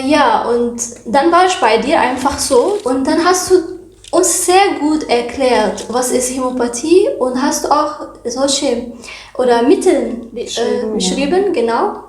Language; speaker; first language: German; non-native, learner; Arabic